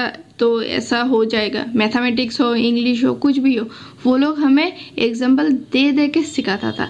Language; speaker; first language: Hindi; non-native, local second language; Assamese